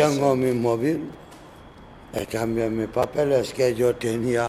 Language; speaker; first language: Spanish; non-native, learner; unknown